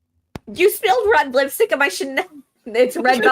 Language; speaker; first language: English; native; English